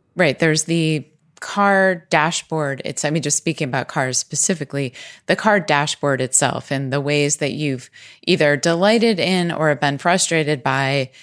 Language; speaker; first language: English; native; English